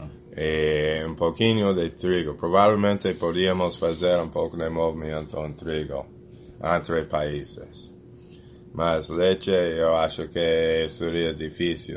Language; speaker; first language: Portuguese; non-native, fluent; English